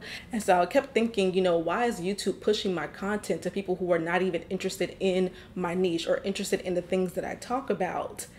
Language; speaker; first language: English; native; English